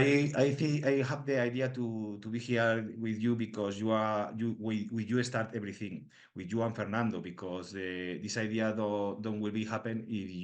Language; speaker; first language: English; non-native, learner; Spanish